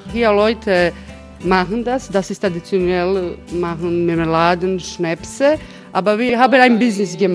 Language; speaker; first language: German; non-native, learner; Croatian